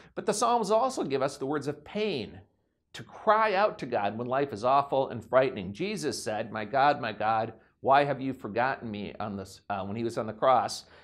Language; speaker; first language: English; native; English